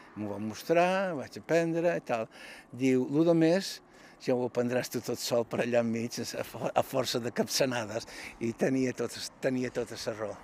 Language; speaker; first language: Catalan; native; Catalan